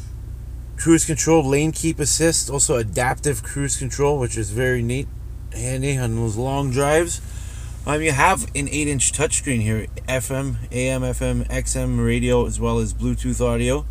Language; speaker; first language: English; native; English